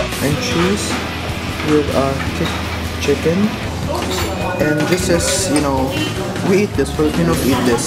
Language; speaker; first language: English; non-native, local second language; Filipino